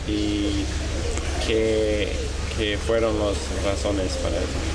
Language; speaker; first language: Spanish; non-native, learner; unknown